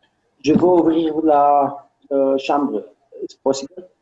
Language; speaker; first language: French; non-native, learner; Romanian